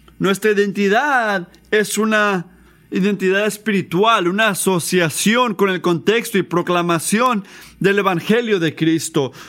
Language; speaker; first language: Spanish; non-native, fluent; English